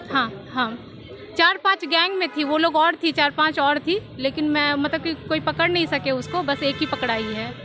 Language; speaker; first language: Hindi; native; Hindi